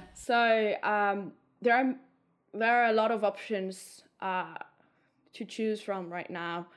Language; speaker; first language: English; non-native, fluent; Greek